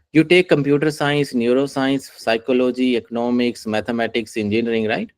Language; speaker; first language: English; non-native, local second language; Punjabi